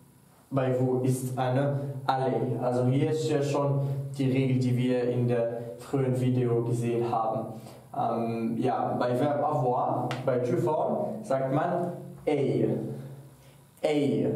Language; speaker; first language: German; non-native, fluent; French